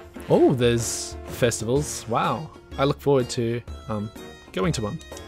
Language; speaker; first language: English; native; English